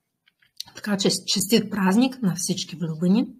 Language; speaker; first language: Bulgarian; non-native, fluent; Russian